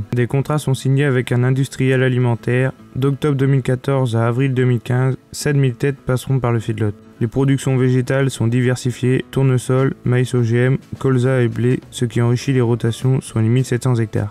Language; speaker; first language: French; native; French